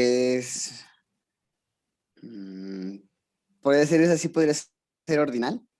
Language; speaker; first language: Spanish; native; Spanish